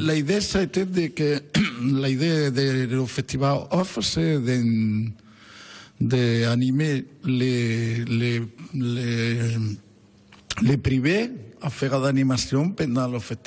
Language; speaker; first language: French; non-native, fluent; Spanish